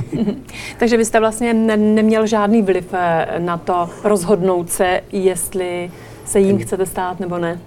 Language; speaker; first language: Czech; native; Czech